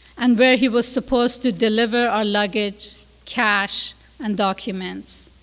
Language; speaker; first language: English; non-native, fluent; Persian